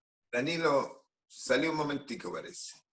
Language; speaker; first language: Spanish; native; Spanish